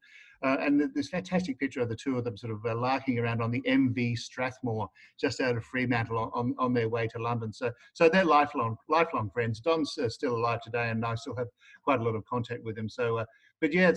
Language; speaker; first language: English; native; English